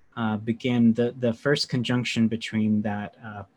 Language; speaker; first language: English; native; English